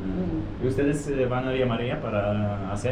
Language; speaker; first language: Spanish; non-native, fluent; Russian